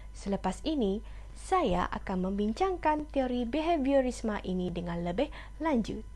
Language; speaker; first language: Malay; non-native, local second language; Iban